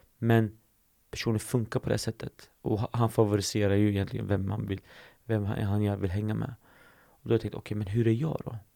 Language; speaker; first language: Swedish; early bilingual, other home language; Assyrian Neo-Aramaic